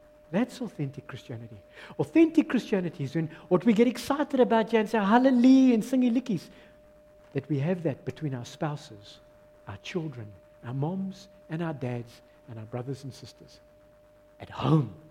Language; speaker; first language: English; non-native, local second language; Afrikaans